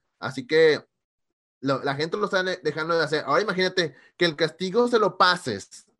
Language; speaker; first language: Spanish; native; Spanish